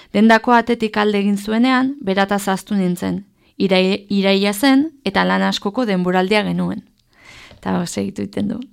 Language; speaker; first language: Basque; native; Basque